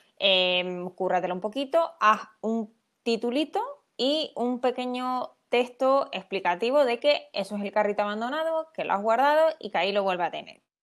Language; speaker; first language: Spanish; native; Spanish